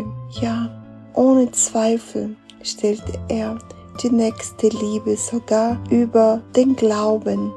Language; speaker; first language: German; non-native, fluent; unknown